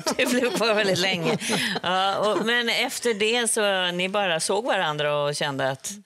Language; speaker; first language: Swedish; native; Swedish